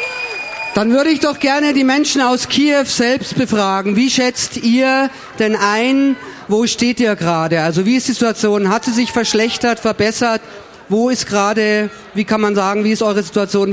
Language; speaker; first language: German; native; German